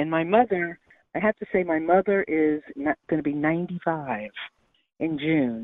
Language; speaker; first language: English; native; English